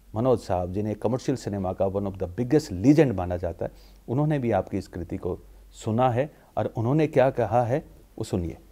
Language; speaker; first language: Hindi; native; Hindi